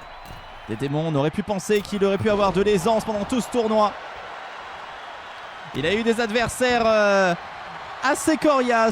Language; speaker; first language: French; native; French